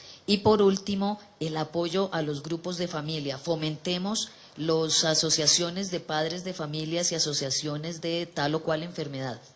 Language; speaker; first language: Spanish; native; Spanish